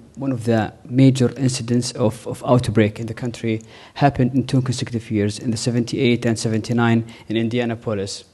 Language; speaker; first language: English; non-native, fluent; Arabic